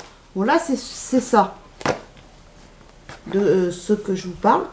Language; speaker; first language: French; native; French